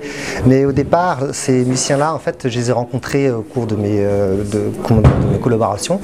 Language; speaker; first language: French; native; French